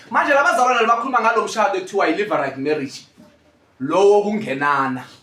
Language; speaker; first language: Zulu; native; Zulu